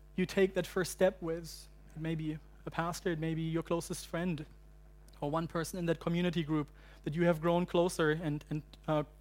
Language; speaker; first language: English; non-native, fluent; German